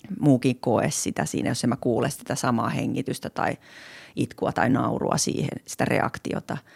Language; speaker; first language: Finnish; native; Finnish